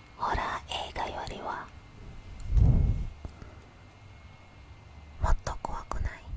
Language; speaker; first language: Japanese; non-native, fluent; Indonesian